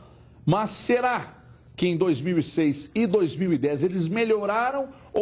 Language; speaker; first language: Portuguese; native; Portuguese